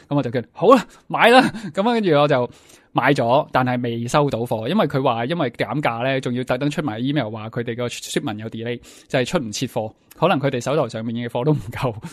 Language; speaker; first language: Cantonese; native; Cantonese